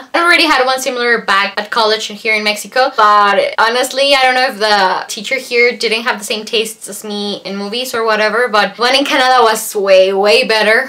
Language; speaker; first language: English; non-native, fluent; Spanish